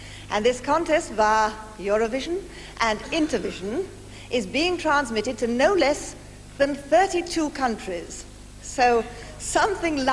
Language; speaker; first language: English; native; English